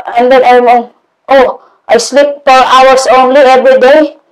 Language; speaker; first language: English; non-native, learner; Indonesian